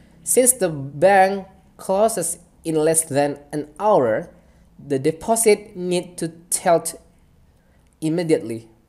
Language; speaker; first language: English; non-native, fluent; Indonesian